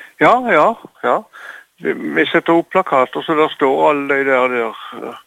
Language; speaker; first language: Norwegian; native; Norwegian